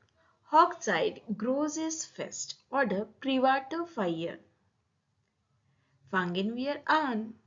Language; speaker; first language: German; non-native, learner; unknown